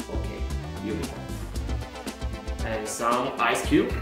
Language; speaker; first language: English; non-native, learner; Chinese